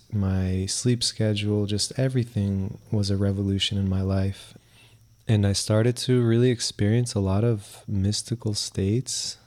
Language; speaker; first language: English; early bilingual, other home language; Spanish